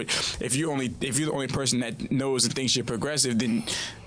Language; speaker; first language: English; native; English